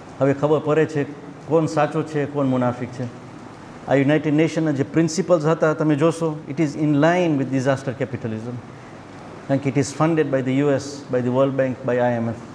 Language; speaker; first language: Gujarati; early bilingual, heritage; Gujarati